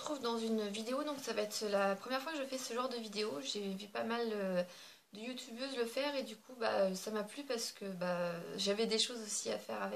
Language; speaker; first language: French; native; French